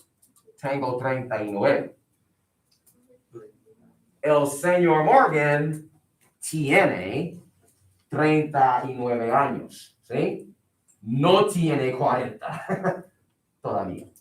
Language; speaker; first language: Spanish; non-native, fluent; English